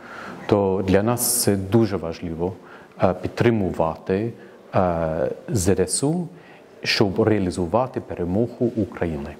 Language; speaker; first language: Ukrainian; non-native, fluent; English